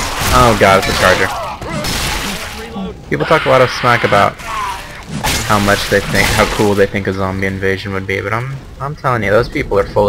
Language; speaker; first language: English; native; English